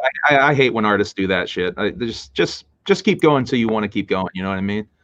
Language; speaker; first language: English; native; English